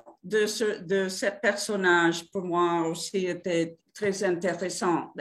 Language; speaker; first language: French; non-native, learner; Spanish